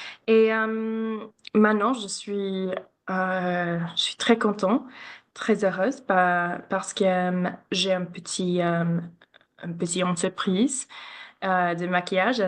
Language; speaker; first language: French; non-native, learner; English